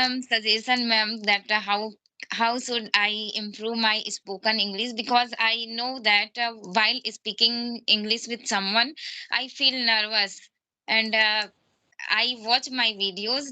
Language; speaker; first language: English; non-native, learner; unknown